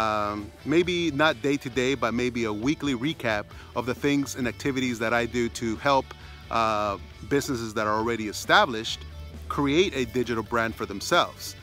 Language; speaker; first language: English; early bilingual, other home language; Spanish